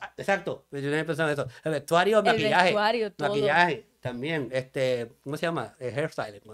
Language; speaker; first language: Spanish; native; Spanish